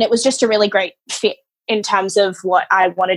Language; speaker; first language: English; native; English